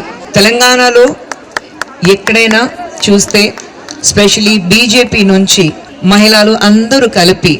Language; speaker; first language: Telugu; non-native, fluent; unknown